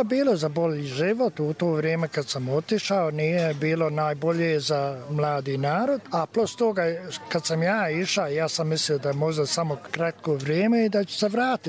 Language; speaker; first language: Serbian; early bilingual, heritage; Serbian